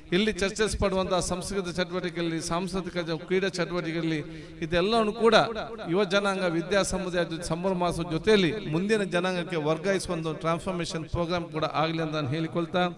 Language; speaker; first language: Kannada; non-native, local second language; Tulu